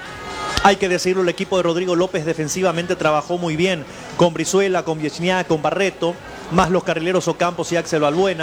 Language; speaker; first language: Spanish; native; Spanish